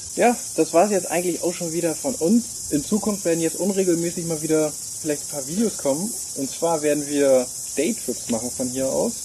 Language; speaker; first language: German; native; German